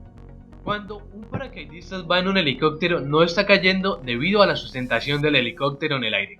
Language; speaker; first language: Spanish; native; Spanish